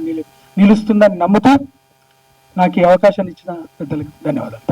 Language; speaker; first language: Telugu; native; Telugu